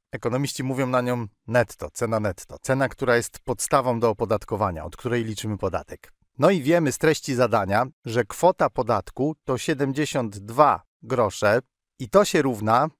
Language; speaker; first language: Polish; native; Polish